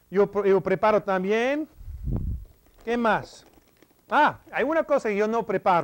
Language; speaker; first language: Spanish; non-native, fluent; English